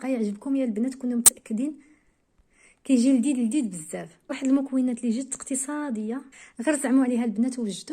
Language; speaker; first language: Arabic; native; Arabic